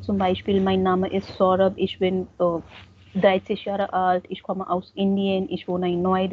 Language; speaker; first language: German; non-native, fluent; Hindi